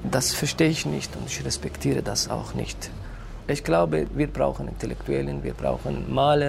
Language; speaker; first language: German; non-native, fluent; Kurdish